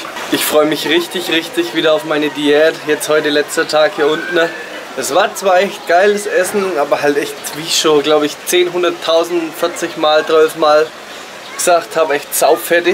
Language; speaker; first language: German; native; German